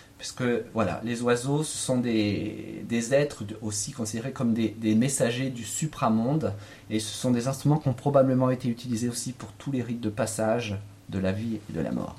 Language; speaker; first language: French; native; French